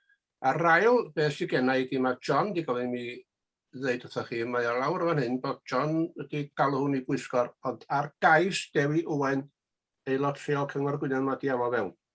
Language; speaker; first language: Welsh; native; Welsh